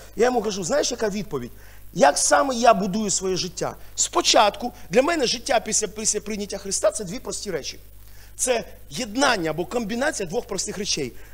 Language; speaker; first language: Ukrainian; non-native, local second language; Russian